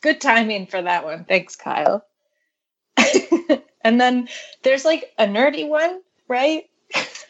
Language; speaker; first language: English; native; English